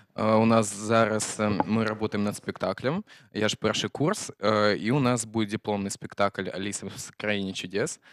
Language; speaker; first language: Ukrainian; early bilingual, heritage; Russian